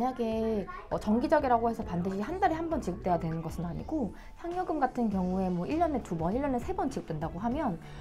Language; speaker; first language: Korean; native; Korean